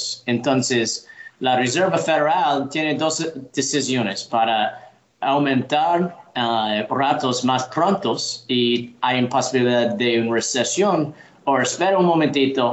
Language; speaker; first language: Spanish; non-native, learner; English